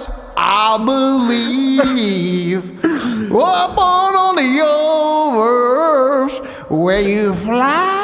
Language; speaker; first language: English; native; English